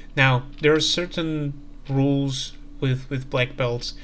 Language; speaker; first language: English; non-native, fluent; Slovak